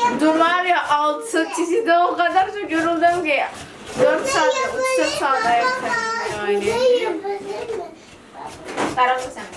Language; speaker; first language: Turkish; non-native, learner; Indonesian